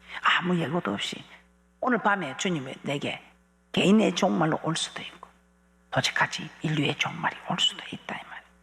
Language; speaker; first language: Korean; native; Korean